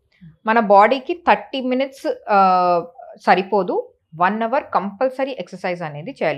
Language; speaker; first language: Telugu; native; Telugu